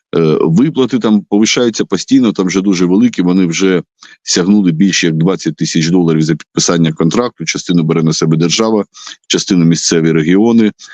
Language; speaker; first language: Ukrainian; non-native, local second language; Russian